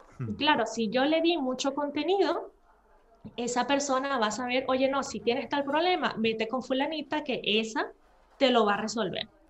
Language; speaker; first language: Spanish; native; Spanish